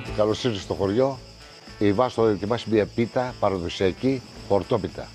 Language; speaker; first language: Greek; native; Greek